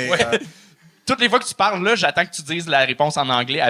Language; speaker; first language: French; native; French